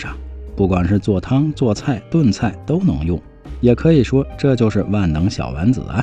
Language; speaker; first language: Chinese; native; Chinese